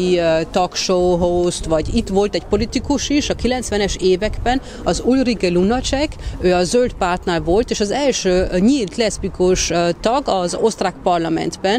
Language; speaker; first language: Hungarian; early bilingual, heritage; Hungarian